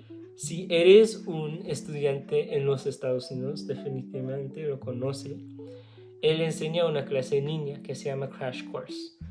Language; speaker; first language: Spanish; non-native, learner; English